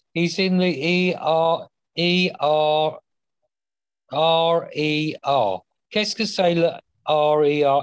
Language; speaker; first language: French; non-native, learner; English